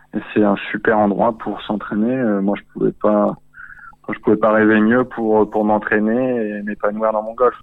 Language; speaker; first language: French; native; French